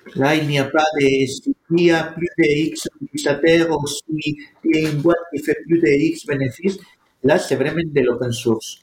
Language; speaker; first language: French; non-native, fluent; Spanish